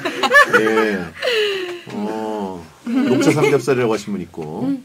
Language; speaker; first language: Korean; native; Korean